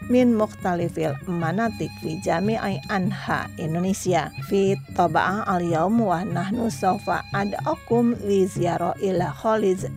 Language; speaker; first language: Arabic; non-native, fluent; Indonesian